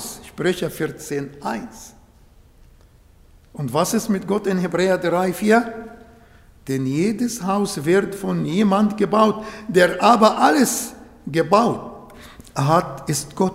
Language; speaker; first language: German; non-native, learner; Arabic